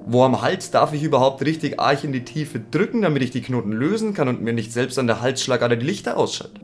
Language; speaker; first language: German; native; German